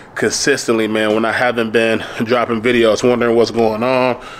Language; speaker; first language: English; native; English